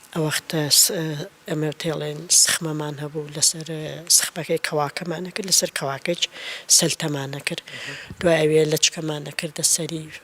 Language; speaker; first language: Central Kurdish; non-native, local second language; Gurani